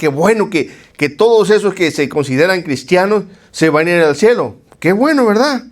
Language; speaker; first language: Spanish; native; Spanish